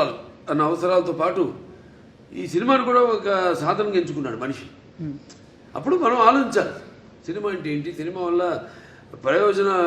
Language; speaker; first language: Telugu; native; Telugu